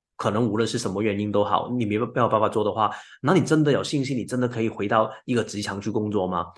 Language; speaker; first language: Chinese; non-native, local second language; Cantonese